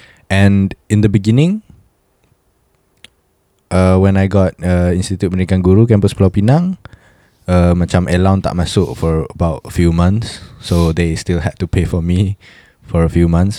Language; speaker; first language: English; non-native, local second language; Malay